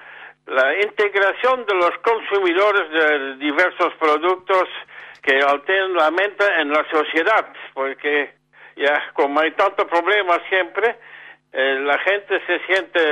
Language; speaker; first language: Spanish; non-native, fluent; Dutch